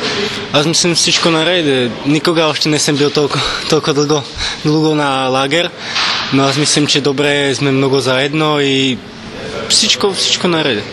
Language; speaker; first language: Bulgarian; non-native, learner; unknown